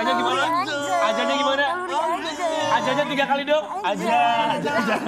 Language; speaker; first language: Indonesian; native; Indonesian